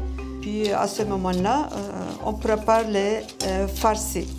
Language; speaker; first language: French; non-native, learner; Turkish